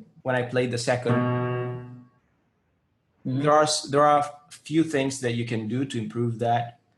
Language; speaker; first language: English; non-native, fluent; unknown